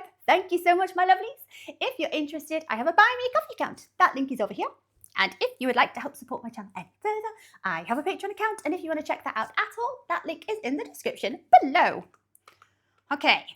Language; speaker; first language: English; native; English